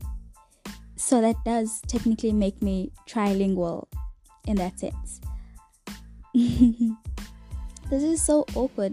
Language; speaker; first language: English; non-native, local second language; Xhosa